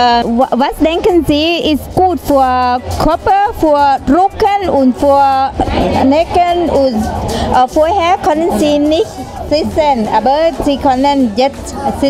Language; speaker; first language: German; non-native, learner; Thai